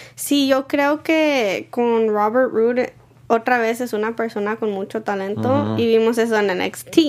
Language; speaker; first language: Spanish; early bilingual, heritage; Spanish